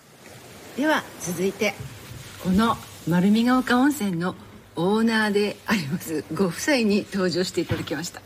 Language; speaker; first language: Japanese; native; Japanese